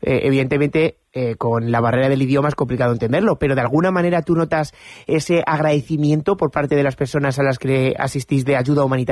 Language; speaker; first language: Spanish; native; Spanish